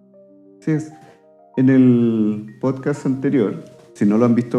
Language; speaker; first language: Spanish; native; Spanish